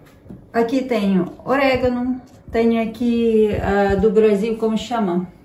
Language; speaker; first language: Portuguese; non-native, fluent; Ukrainian